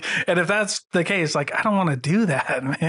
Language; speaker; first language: English; native; English